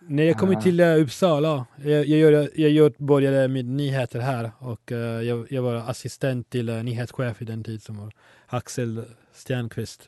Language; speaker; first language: Swedish; non-native, fluent; Italian